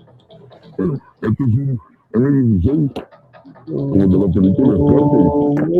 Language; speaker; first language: Spanish; native; Spanish